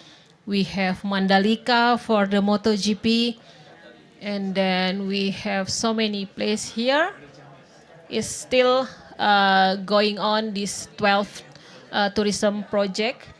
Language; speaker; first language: English; non-native, fluent; Indonesian